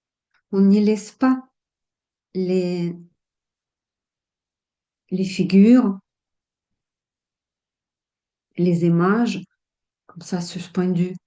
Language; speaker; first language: French; non-native, fluent; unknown